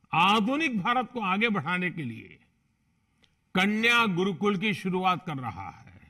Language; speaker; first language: Hindi; non-native, local second language; Gujarati